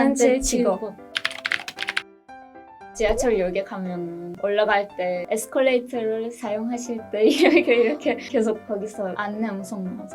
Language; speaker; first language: Korean; non-native, fluent; Turkish